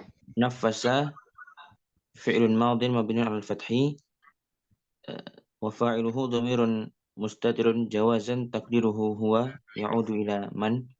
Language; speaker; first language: Arabic; non-native, learner; Indonesian